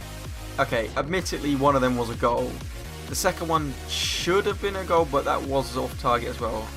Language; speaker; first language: English; native; English